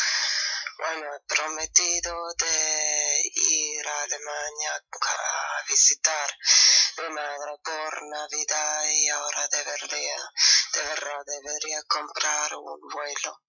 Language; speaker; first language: Spanish; non-native, fluent; German